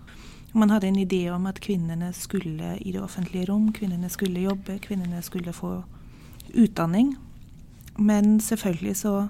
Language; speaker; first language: Norwegian; non-native, fluent; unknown